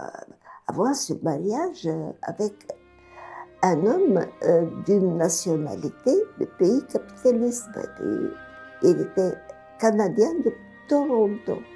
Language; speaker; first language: French; non-native, fluent; Bulgarian